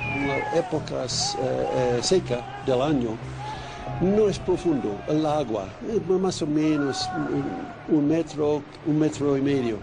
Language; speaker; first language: Spanish; non-native, learner; English